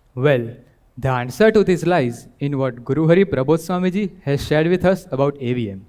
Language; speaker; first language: English; non-native, local second language; Gujarati